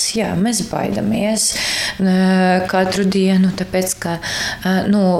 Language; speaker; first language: Latvian; non-native, learner; Ukrainian